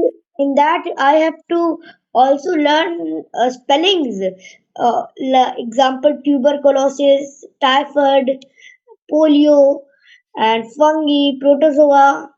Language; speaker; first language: English; non-native, learner; Hindi